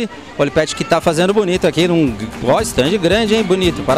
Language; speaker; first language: Portuguese; native; Portuguese